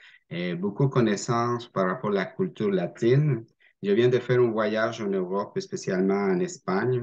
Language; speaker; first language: French; non-native, fluent; Spanish